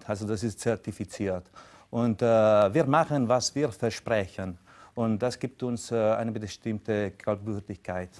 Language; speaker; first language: German; non-native, local second language; Italian